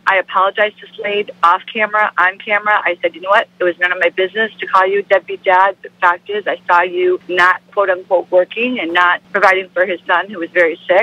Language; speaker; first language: English; native; English